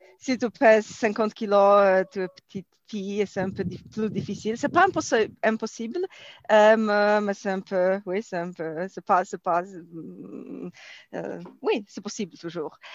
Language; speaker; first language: French; non-native, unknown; Polish